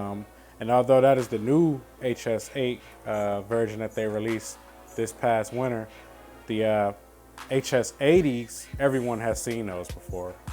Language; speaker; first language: English; native; English